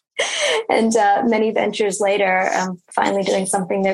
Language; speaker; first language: English; native; English